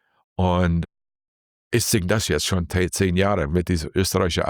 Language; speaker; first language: German; non-native, learner; English